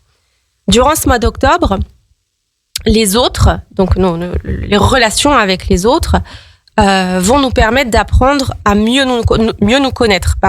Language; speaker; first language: French; native; French